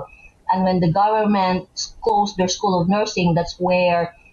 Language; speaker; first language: English; non-native, local second language; Hiligaynon